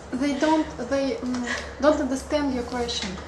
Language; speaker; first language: English; non-native, learner; Russian